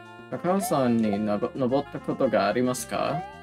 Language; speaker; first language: Japanese; non-native, learner; English